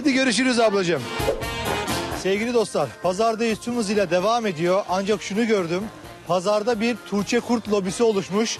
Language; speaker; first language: Turkish; native; Turkish